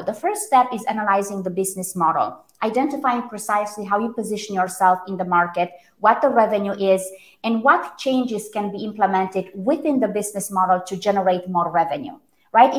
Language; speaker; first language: English; non-native, fluent; Romanian